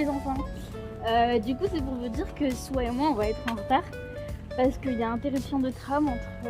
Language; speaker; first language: French; native; French